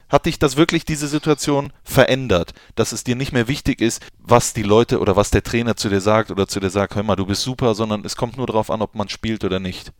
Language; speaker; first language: German; native; German